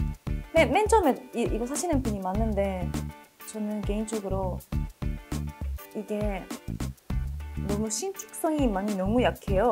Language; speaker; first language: Korean; non-native, fluent; Japanese